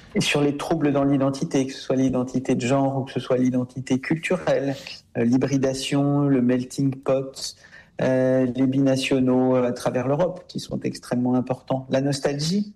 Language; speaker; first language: French; native; French